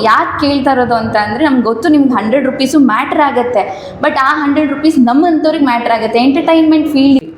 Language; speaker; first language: Kannada; native; Kannada